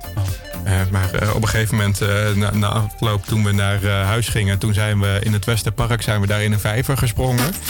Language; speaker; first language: Dutch; native; Dutch